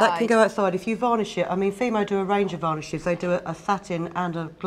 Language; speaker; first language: English; native; English